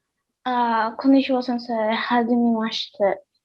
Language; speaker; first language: Japanese; non-native, learner; Indonesian